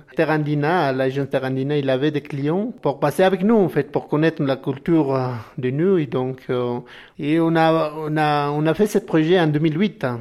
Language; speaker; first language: French; non-native, learner; Spanish